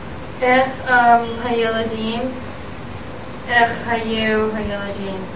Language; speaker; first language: Hebrew; non-native, learner; English